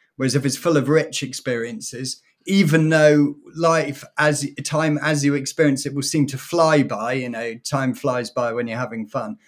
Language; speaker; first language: English; native; English